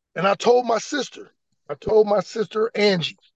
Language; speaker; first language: English; native; English